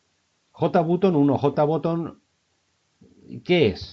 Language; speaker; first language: Spanish; native; Spanish